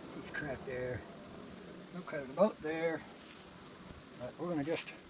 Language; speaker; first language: English; native; English